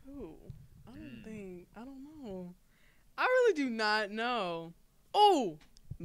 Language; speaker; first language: English; native; English